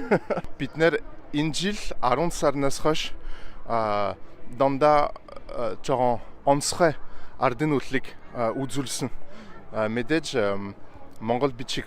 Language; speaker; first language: Mongolian; non-native, fluent; French